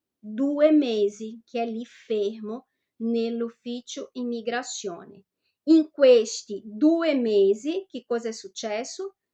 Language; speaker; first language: Italian; non-native, fluent; Portuguese